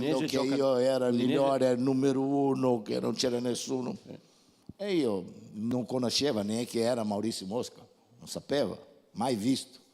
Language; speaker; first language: Italian; non-native, fluent; Portuguese